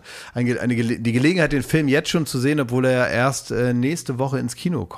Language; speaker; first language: German; native; German